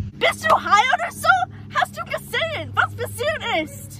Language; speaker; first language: German; non-native, learner; English